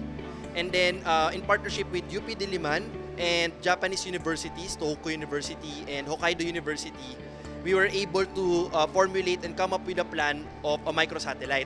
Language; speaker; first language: English; non-native, local second language; Filipino